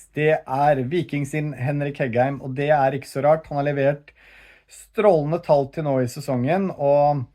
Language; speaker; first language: Norwegian; native; Norwegian